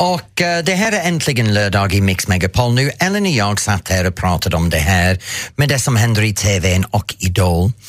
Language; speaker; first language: Swedish; non-native, fluent; English